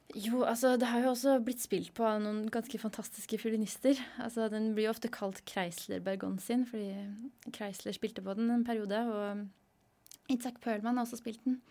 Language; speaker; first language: Norwegian; native; Norwegian